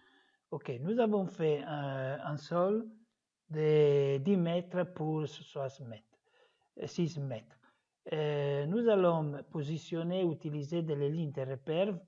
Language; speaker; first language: French; non-native, fluent; Italian